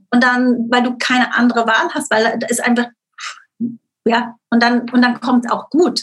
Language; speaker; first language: German; native; German